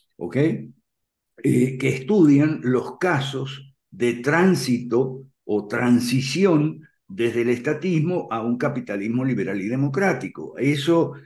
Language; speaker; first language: Spanish; native; Spanish